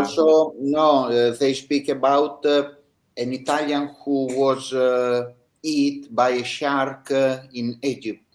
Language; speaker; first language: English; non-native, learner; Italian